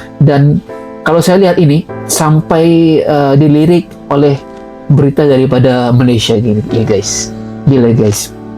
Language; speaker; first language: Malay; native; Malay